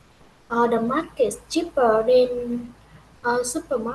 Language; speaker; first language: English; non-native, learner; Vietnamese